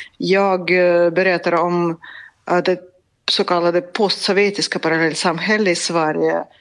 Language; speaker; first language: Swedish; non-native, fluent; Russian